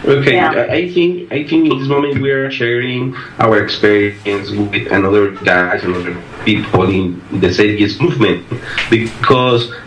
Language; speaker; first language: English; non-native, learner; Spanish